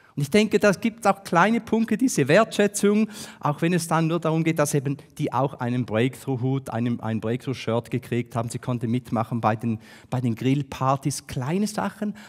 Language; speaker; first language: German; native; German